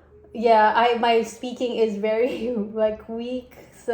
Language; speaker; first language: English; non-native, learner; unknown